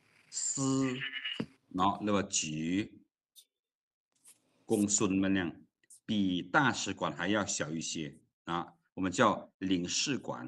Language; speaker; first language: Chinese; non-native, fluent; Lao